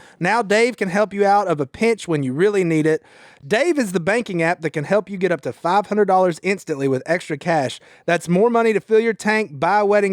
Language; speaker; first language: English; native; English